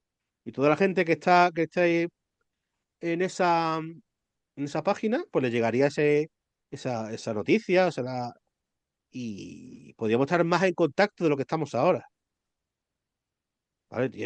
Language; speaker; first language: Spanish; native; Spanish